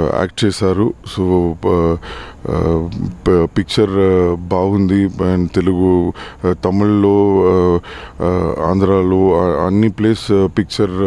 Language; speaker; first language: Telugu; non-native, learner; Tamil